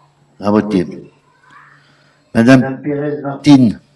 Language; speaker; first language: French; native; French